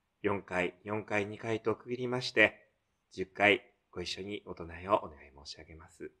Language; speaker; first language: Japanese; native; Japanese